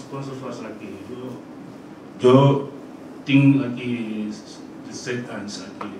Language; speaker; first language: Spanish; non-native, learner; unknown